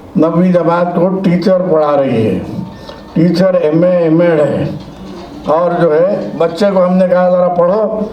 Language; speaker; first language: Urdu; native; Urdu